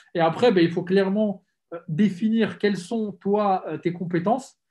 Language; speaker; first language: French; native; French